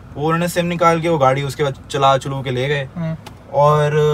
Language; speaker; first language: Hindi; native; Hindi